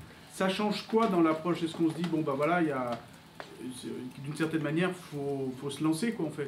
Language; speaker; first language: French; native; French